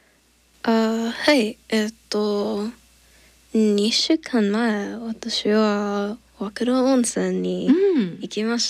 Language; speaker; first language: Japanese; non-native, learner; English